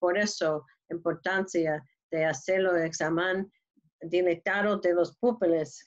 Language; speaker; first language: Spanish; non-native, learner; English